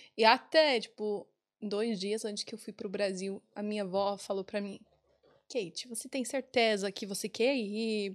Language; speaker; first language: Portuguese; non-native, fluent; English